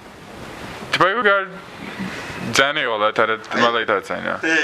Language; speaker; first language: Nepali; non-native, learner; English